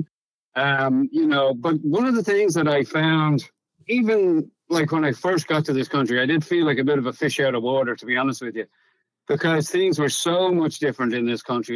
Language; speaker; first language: English; native; English